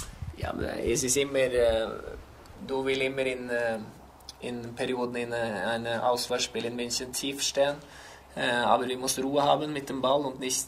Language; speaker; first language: German; non-native, learner; Norwegian